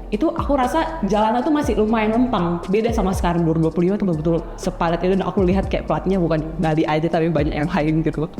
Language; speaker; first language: Indonesian; native; Indonesian